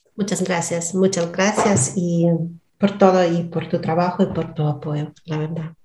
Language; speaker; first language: Spanish; non-native, learner; Russian